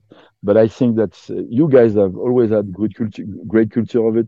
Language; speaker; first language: English; non-native, fluent; French